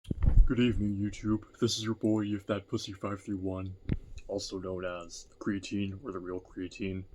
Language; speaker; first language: English; native; English